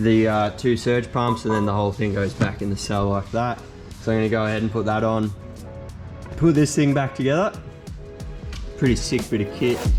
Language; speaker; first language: English; native; English